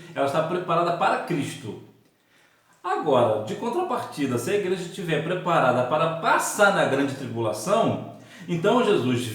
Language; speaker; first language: Portuguese; native; Portuguese